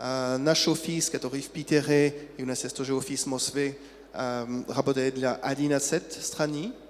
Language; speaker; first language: Russian; non-native, learner; French